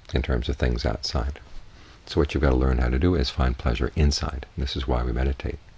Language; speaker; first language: English; native; English